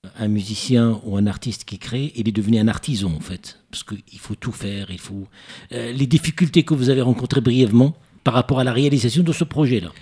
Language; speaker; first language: French; native; French